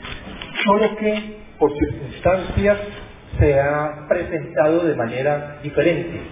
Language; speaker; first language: Spanish; native; Spanish